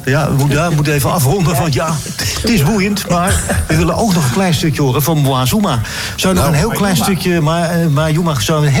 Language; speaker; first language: Dutch; native; Dutch